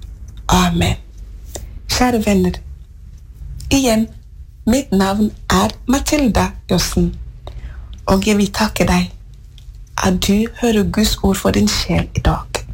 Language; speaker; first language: Norwegian; non-native, fluent; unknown